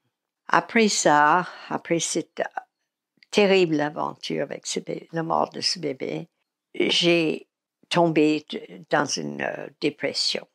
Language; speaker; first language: French; non-native, fluent; English